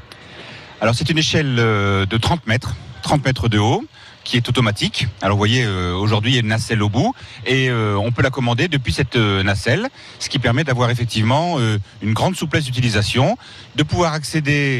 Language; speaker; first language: French; native; French